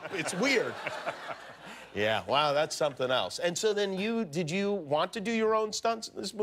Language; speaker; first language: English; native; English